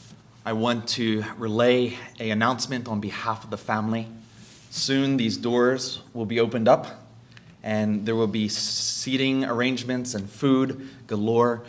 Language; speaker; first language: English; native; English